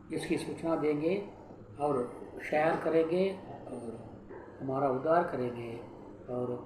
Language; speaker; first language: Hindi; non-native, local second language; Tamil